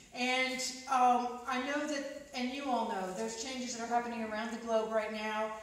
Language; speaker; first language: English; native; English